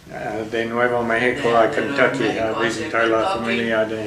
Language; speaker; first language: Spanish; non-native, fluent; English